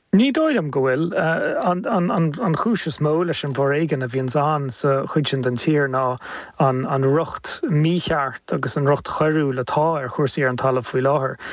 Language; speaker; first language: Irish; native; Irish